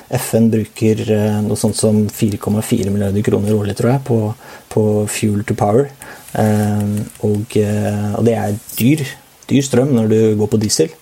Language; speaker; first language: Norwegian; native; Norwegian